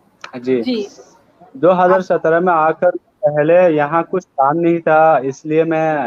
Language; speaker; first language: Hindi; non-native, learner; Rohingya